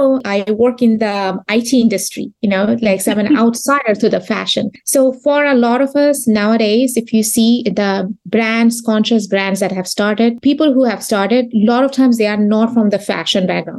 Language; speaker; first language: English; non-native, local second language; Bangla